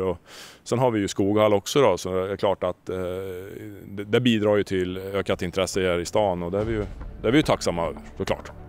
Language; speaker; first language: Swedish; native; Swedish